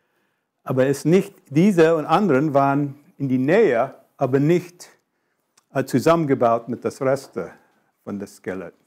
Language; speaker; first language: German; non-native, fluent; English